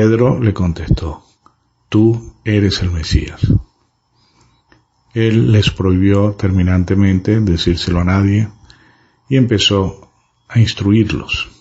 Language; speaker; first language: Spanish; native; Spanish